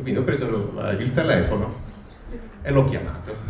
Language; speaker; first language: Italian; native; Italian